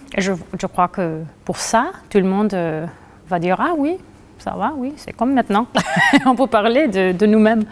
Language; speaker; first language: French; non-native, fluent; Spanish